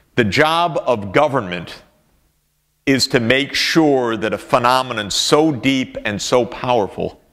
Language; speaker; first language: English; native; English